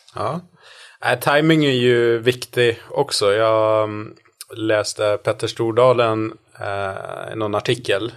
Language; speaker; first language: Swedish; native; Swedish